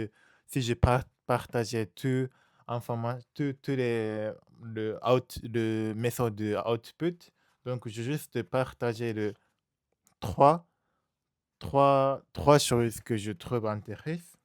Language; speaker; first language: French; non-native, learner; Japanese